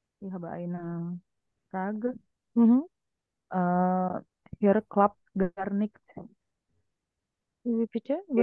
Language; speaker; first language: German; non-native, learner; Indonesian